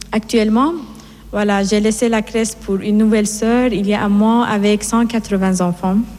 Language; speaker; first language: French; non-native, fluent; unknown